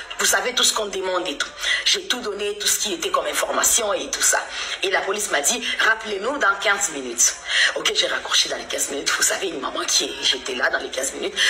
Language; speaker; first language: French; non-native, local second language; Lingala